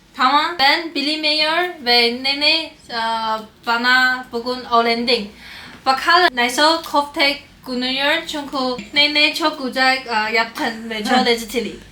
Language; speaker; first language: Turkish; non-native, learner; Chinese